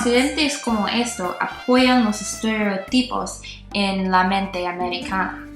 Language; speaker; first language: Spanish; non-native, learner; English